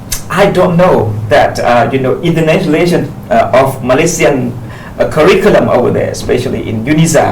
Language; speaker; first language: English; non-native, fluent; Pattani Malay